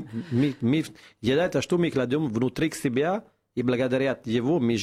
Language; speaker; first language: Russian; non-native, fluent; Italian